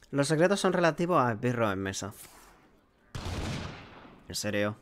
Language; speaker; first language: Spanish; native; Spanish